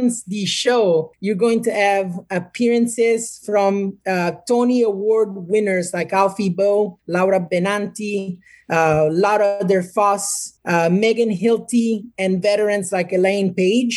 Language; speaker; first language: English; non-native, fluent; Italian